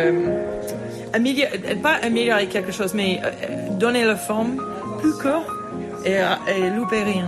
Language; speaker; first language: French; non-native, fluent; English